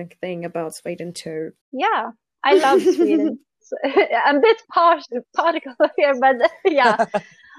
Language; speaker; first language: English; non-native, fluent; Swedish